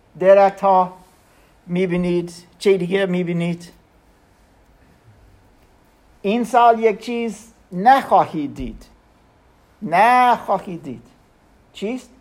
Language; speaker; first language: Persian; non-native, learner; German